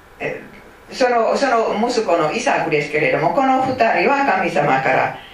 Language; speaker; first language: Japanese; non-native, fluent; Finnish